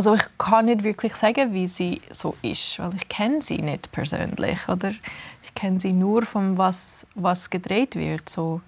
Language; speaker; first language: German; early bilingual, heritage; English